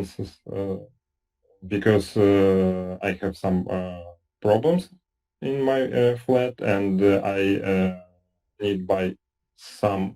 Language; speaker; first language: English; non-native, learner; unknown